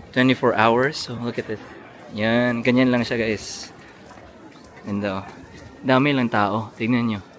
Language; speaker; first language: Filipino; native; Filipino